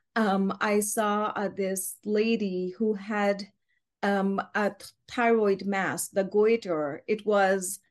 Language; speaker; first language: English; non-native, local second language; Urdu